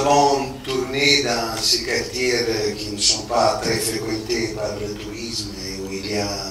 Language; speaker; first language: French; non-native, fluent; Italian